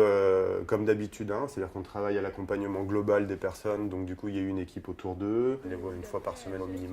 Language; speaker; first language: French; native; French